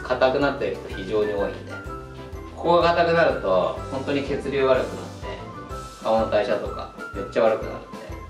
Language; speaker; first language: Japanese; native; Japanese